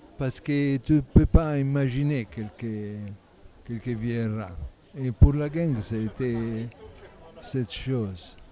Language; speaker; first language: French; non-native, learner; Italian